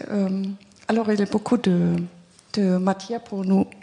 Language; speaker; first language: French; non-native, fluent; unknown